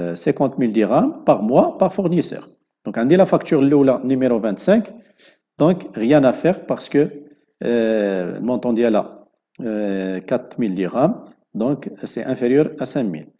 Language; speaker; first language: French; non-native, local second language; Arabic